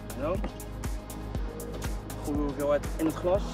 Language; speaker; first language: Dutch; native; Dutch